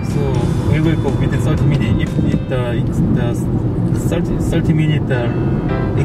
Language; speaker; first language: English; non-native, learner; Korean